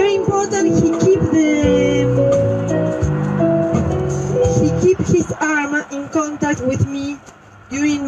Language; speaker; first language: English; non-native, learner; French